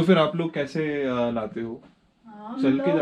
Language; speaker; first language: Hindi; non-native, local second language; Bangla